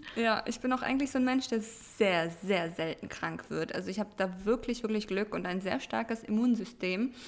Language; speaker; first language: German; early bilingual, other home language; Russian